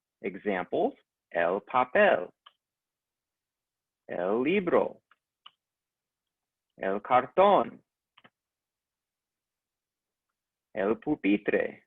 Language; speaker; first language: Spanish; non-native, fluent; English